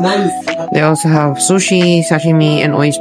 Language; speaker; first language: English; non-native, local second language; Filipino